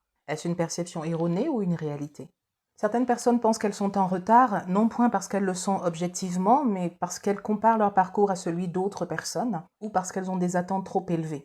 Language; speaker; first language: French; native; French